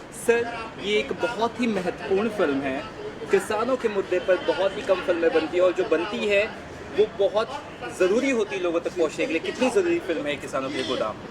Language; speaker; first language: Hindi; native; Hindi